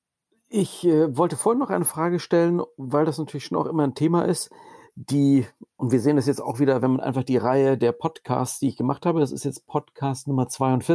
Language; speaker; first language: German; native; German